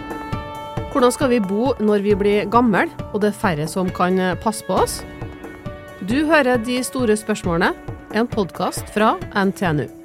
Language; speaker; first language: Norwegian; native; Norwegian